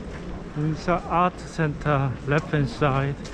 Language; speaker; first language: English; non-native, learner; Korean